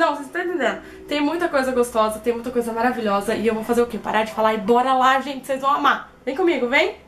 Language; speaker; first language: Portuguese; native; Portuguese